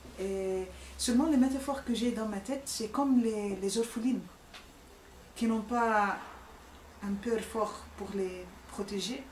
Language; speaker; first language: French; non-native, fluent; Arabic